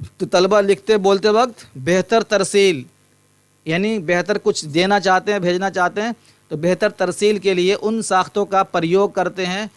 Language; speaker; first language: Urdu; native; Urdu